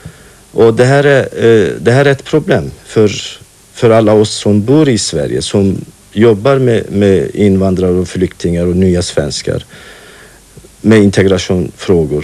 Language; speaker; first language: Swedish; non-native, fluent; Kurdish